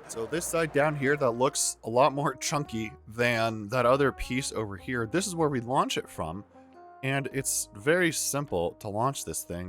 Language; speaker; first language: English; native; English